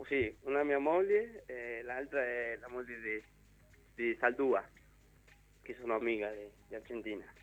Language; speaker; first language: Italian; non-native, learner; Spanish